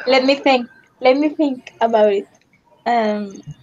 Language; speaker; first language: English; non-native, learner; Spanish